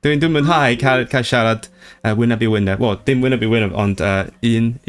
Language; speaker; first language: Welsh; non-native, learner; Cantonese